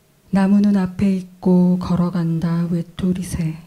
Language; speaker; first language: Korean; native; Korean